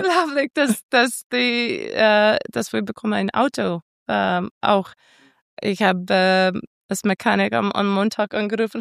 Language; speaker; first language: German; non-native, fluent; English